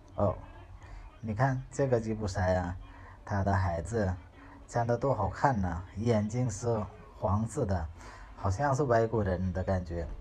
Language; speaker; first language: Chinese; non-native, learner; Hindi